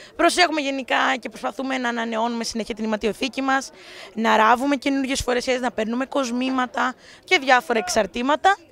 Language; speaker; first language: Greek; native; Greek